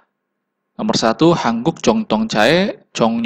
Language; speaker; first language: Korean; non-native, learner; Indonesian